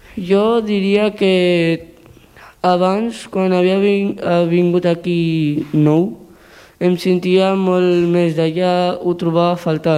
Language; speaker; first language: Catalan; early bilingual, other home language; Punjabi